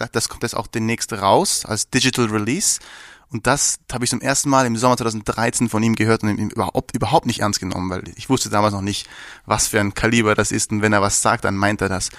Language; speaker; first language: German; early bilingual, other home language; Persian